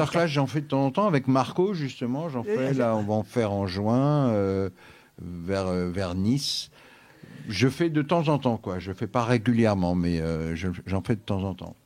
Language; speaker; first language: French; native; French